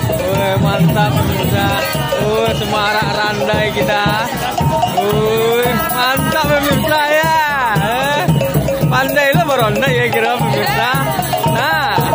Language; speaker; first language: Indonesian; non-native, local second language; Minangkabau